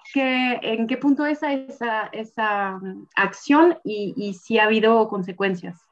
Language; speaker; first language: Spanish; non-native, fluent; French